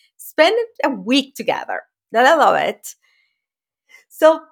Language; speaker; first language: English; non-native, fluent; Spanish